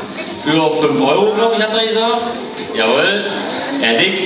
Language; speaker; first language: German; native; German